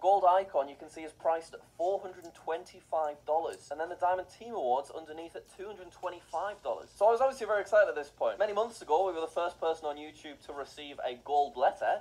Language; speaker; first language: English; native; English